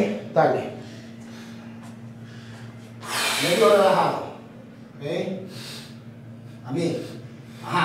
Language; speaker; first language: Spanish; early bilingual, heritage; Spanish